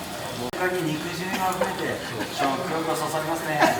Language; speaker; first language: Japanese; native; Japanese